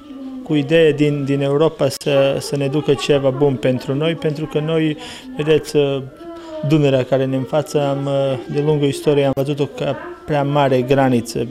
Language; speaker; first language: Romanian; early bilingual, heritage; Romanian